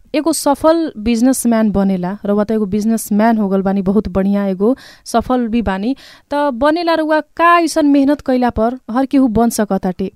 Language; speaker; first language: Bhojpuri; native; Bhojpuri